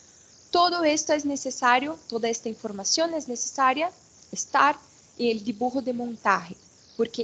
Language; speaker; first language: Spanish; non-native, fluent; Portuguese